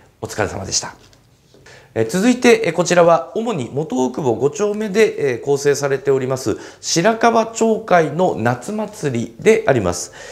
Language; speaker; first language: Japanese; native; Japanese